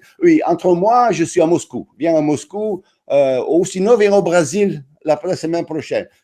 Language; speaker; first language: French; non-native, fluent; Italian